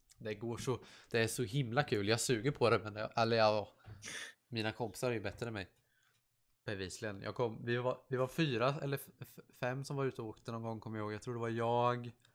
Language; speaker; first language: Swedish; native; Swedish